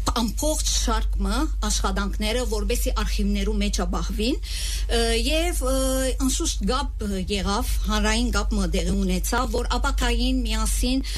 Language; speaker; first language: Armenian; native; Armenian